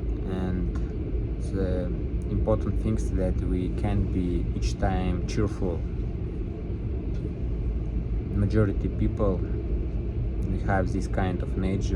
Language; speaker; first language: English; non-native, learner; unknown